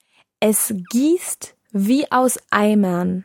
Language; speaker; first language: German; native; German